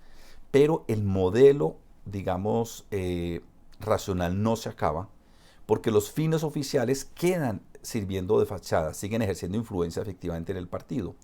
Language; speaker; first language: Spanish; native; Spanish